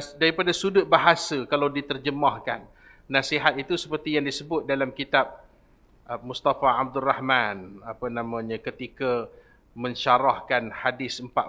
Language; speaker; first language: Malay; native; Malay